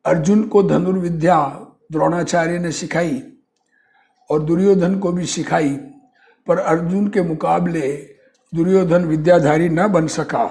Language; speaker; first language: Hindi; native; Hindi